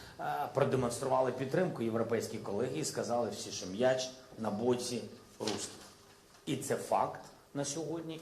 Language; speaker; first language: Ukrainian; non-native, local second language; Russian